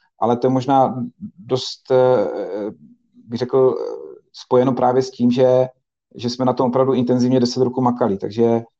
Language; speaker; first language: Czech; native; Czech